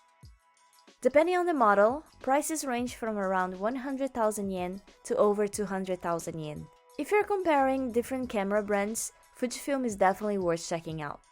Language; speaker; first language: English; native; English